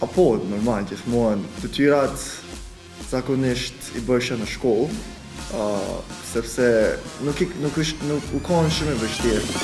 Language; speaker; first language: Albanian; early bilingual, other home language; Korean